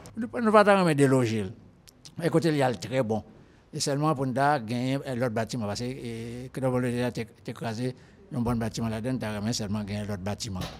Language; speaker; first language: French; non-native, local second language; Haitian Creole